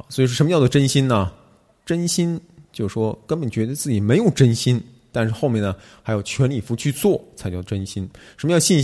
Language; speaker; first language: Chinese; native; Chinese